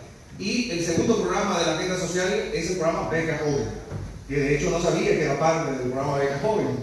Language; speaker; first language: Spanish; native; Spanish